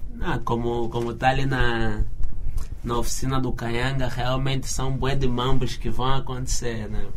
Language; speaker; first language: Portuguese; native; Portuguese